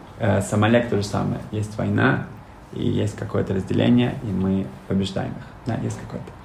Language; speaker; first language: Russian; early bilingual, heritage; Russian